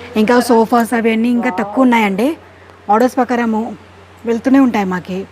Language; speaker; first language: Telugu; non-native, local second language; Urdu